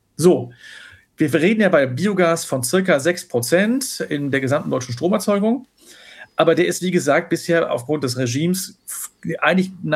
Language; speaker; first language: German; native; German